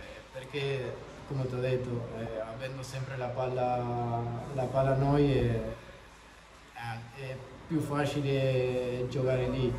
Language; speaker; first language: Italian; non-native, fluent; Spanish